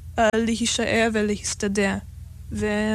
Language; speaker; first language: Hebrew; non-native, fluent; English